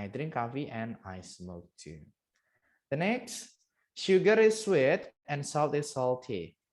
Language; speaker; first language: English; non-native, learner; Indonesian